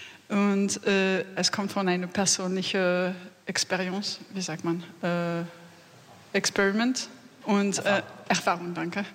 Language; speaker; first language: German; non-native, learner; French